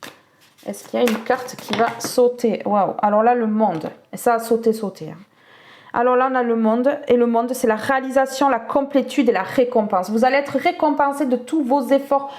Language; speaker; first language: French; native; French